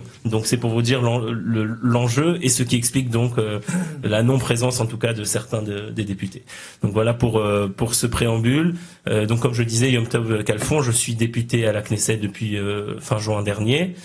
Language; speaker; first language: French; native; French